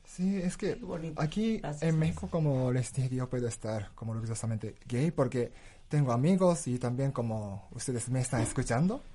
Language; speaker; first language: Spanish; non-native, fluent; Japanese